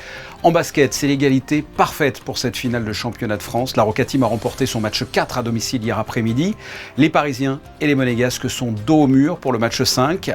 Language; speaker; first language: French; native; French